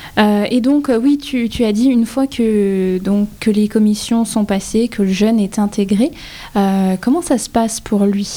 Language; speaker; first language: French; native; French